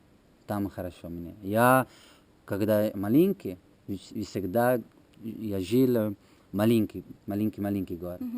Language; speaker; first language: Russian; non-native, learner; Italian